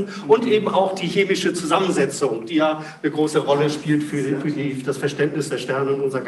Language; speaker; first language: German; native; German